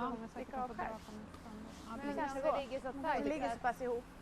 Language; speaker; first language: Swedish; native; Swedish